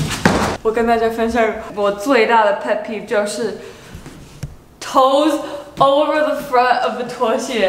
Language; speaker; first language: Chinese; non-native, fluent; English